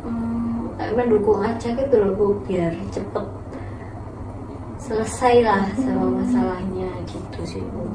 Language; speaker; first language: Indonesian; native; Indonesian